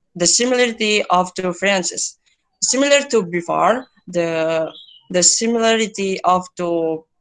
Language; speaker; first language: English; non-native, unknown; Indonesian